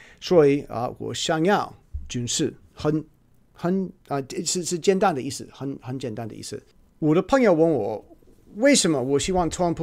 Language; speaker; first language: Chinese; non-native, learner; English